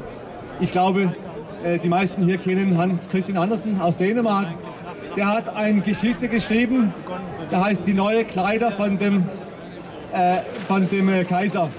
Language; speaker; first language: German; non-native, fluent; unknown